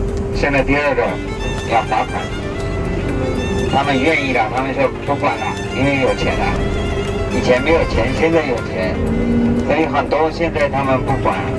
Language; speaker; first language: Chinese; non-native, fluent; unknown